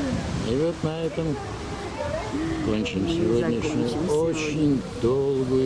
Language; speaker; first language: Russian; non-native, fluent; Armenian